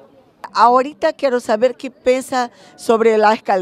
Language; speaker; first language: Spanish; non-native, learner; Portuguese